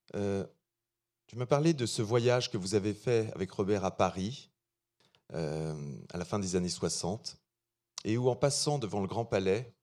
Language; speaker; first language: French; native; French